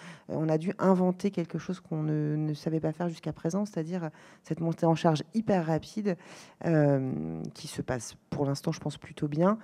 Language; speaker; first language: French; native; French